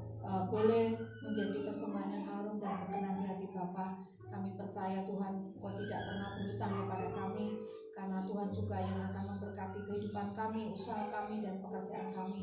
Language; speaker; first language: Indonesian; non-native, local second language; Javanese